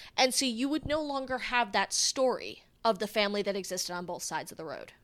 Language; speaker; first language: English; native; English